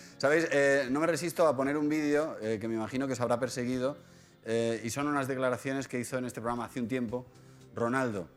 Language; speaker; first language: Spanish; native; Spanish